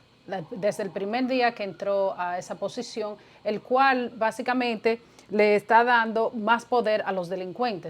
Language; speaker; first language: Spanish; native; Spanish